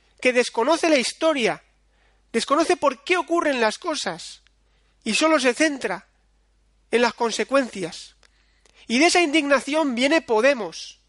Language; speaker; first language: Spanish; native; Spanish